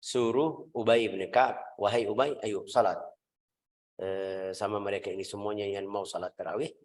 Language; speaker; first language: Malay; non-native, fluent; Arabic